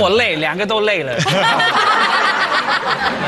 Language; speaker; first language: Chinese; non-native, fluent; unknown